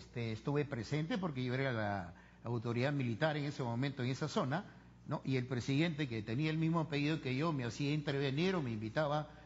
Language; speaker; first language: Spanish; native; Spanish